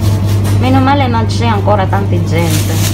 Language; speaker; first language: Italian; non-native, learner; Filipino